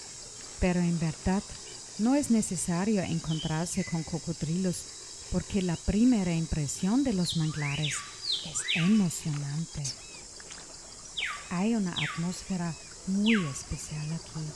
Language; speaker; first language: Spanish; non-native, fluent; German